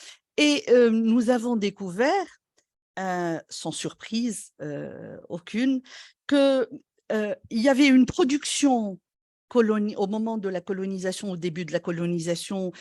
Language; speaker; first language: French; non-native, local second language; Arabic